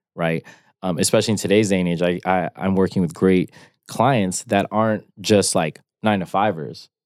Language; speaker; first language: English; native; English